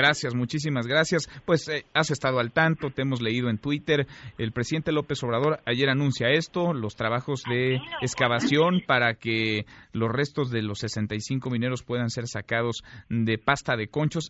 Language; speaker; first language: Spanish; native; Spanish